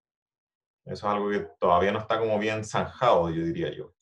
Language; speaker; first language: Spanish; native; Spanish